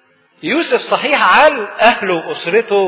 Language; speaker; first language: Arabic; native; Arabic